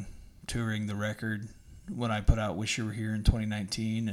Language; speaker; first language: English; native; English